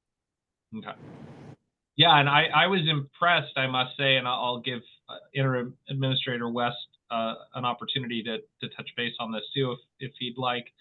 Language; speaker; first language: English; native; English